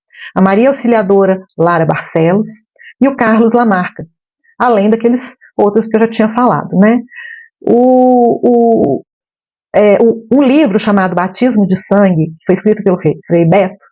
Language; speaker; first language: Portuguese; native; Portuguese